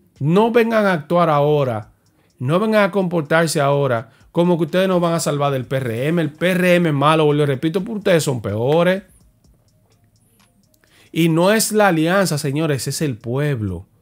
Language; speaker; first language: Spanish; native; Spanish